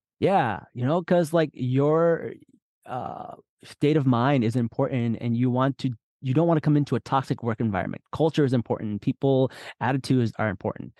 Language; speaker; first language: English; early bilingual, other home language; Urdu